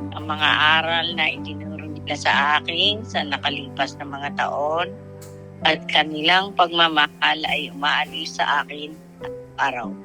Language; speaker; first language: Filipino; native; Filipino